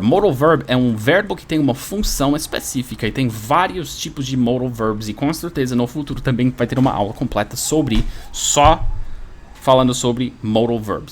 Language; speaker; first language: Portuguese; non-native, fluent; English